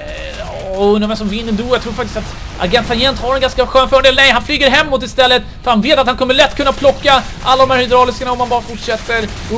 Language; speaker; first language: Swedish; native; Swedish